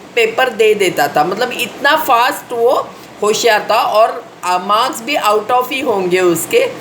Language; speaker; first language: Hindi; non-native, local second language; Marathi